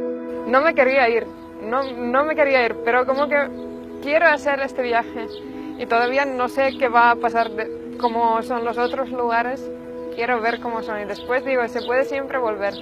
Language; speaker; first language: Spanish; non-native, fluent; Finnish